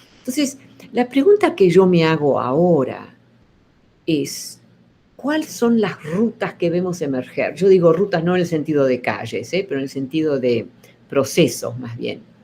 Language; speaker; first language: Spanish; early bilingual, other home language; Dutch